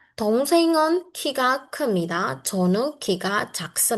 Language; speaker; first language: Korean; non-native, fluent; Burmese